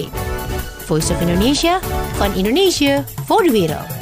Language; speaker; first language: Dutch; non-native, fluent; Indonesian